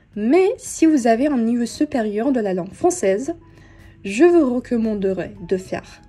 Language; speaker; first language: French; non-native, fluent; Turkish